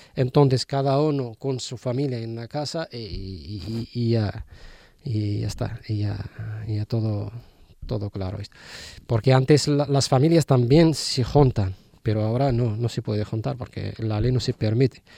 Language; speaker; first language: Spanish; non-native, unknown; Riffian